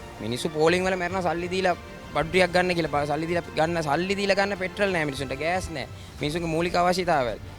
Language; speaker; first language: Sinhala; native; Sinhala